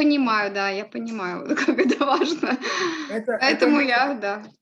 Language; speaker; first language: Russian; native; Russian